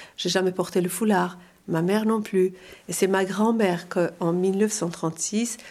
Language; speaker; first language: French; non-native, fluent; Persian